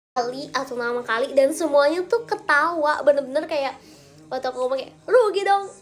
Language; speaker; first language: Indonesian; native; Indonesian